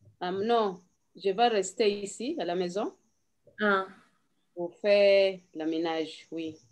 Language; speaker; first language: French; non-native, learner; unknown